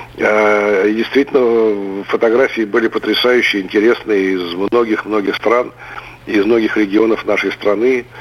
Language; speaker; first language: Russian; native; Russian